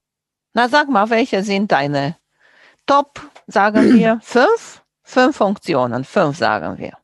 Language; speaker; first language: German; non-native, fluent; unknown